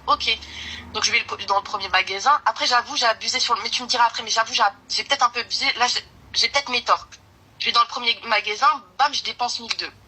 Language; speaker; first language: French; early bilingual, other home language; Arabic